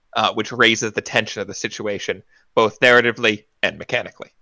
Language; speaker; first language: English; native; English